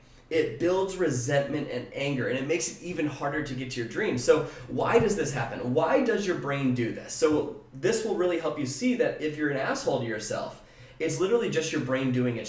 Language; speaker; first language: English; native; English